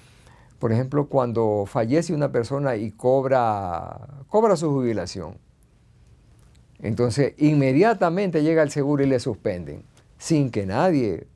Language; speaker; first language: Spanish; native; Spanish